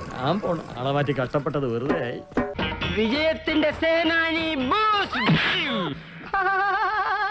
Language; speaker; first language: Malayalam; native; Malayalam